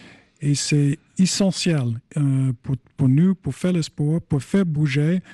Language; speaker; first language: French; non-native, fluent; English